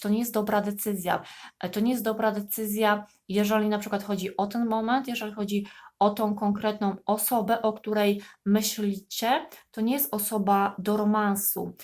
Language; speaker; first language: Polish; native; Polish